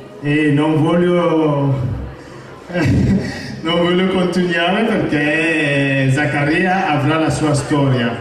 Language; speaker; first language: Italian; non-native, fluent; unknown